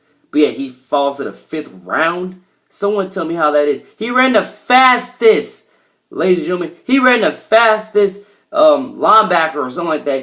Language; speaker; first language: English; native; English